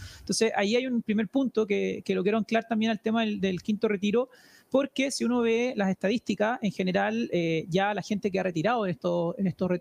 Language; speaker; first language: Spanish; native; Spanish